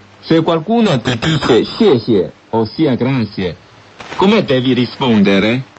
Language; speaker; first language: Italian; non-native, fluent; Chinese